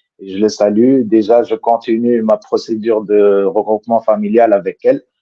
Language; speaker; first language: French; non-native, local second language; Arabic